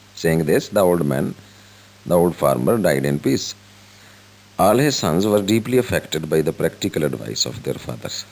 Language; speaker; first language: English; non-native, local second language; Urdu